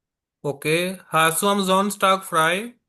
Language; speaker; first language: German; non-native, learner; Urdu